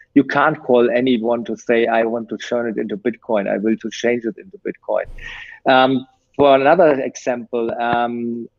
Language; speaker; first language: English; non-native, fluent; German